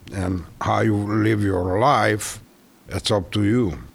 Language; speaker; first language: English; non-native, learner; Hungarian